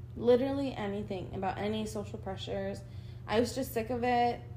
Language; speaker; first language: English; early bilingual, other home language; Spanish